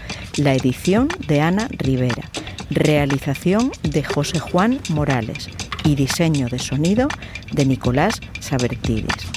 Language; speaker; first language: Spanish; native; Spanish